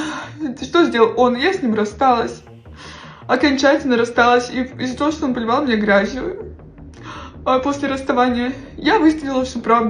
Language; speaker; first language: Russian; native; Russian